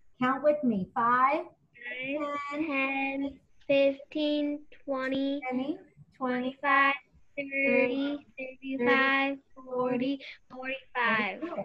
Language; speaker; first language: English; native; English